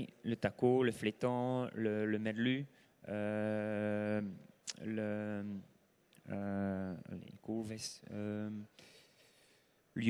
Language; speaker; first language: French; non-native, local second language; Dutch